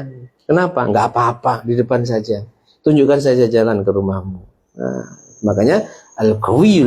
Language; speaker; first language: Indonesian; native; Indonesian